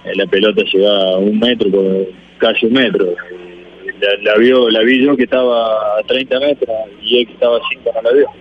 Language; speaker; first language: Spanish; native; Spanish